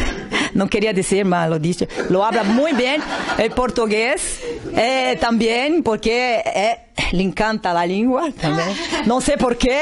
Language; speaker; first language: Spanish; non-native, learner; Portuguese